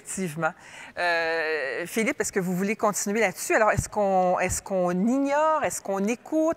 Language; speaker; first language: French; native; French